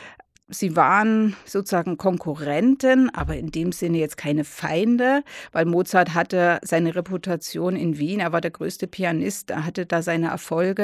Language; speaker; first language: German; native; German